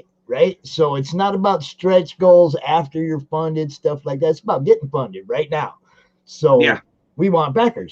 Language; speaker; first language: English; native; English